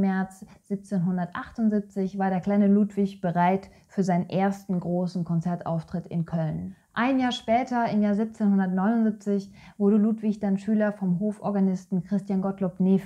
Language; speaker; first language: German; native; German